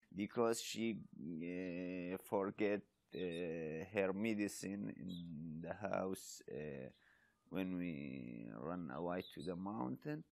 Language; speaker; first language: English; non-native, learner; Arabic